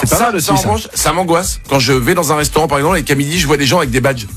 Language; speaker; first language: French; native; French